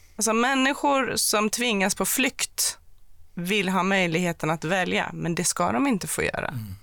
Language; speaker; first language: Swedish; early bilingual, other home language; Persian